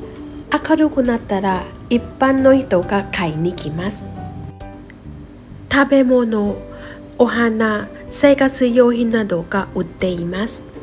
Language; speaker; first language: Japanese; non-native, fluent; Thai